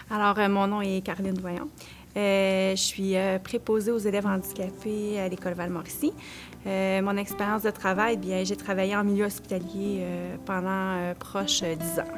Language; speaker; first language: French; native; French